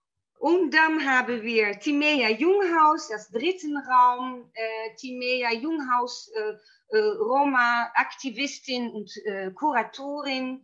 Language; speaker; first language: German; non-native, fluent; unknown